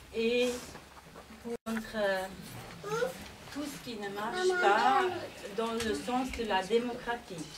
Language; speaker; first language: French; non-native, fluent; German